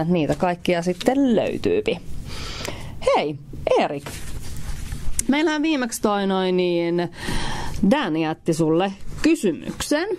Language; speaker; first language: Finnish; native; Finnish